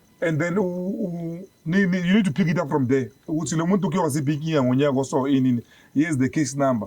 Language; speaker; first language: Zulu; native; Zulu